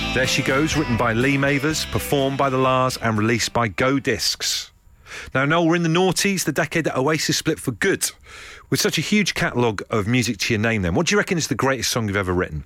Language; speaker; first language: English; native; English